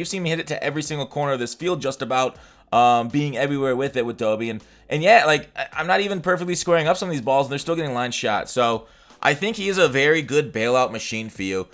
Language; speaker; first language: English; native; English